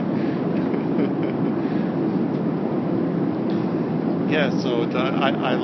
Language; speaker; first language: English; native; English